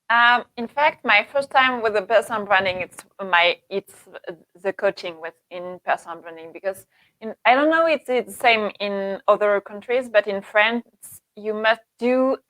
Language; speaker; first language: English; non-native, learner; French